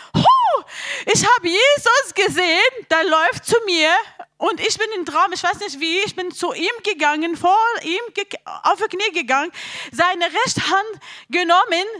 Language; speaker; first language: German; non-native, learner; Arabic